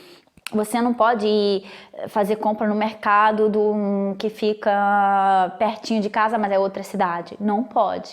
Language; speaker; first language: Portuguese; non-native, fluent; Italian